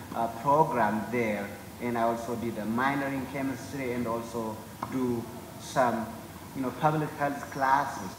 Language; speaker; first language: English; non-native, fluent; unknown